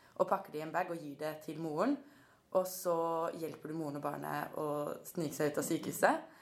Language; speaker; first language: Norwegian; native; Norwegian